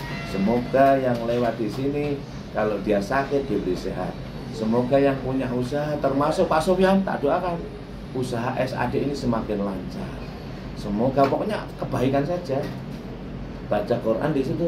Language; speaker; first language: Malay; non-native, local second language; Javanese